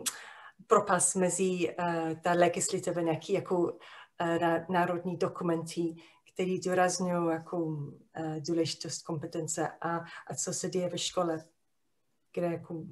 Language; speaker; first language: Czech; non-native, fluent; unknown